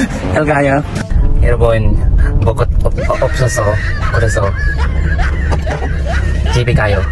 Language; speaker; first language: Korean; non-native, learner; Filipino